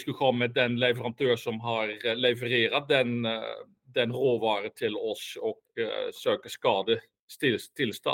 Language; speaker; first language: Swedish; non-native, fluent; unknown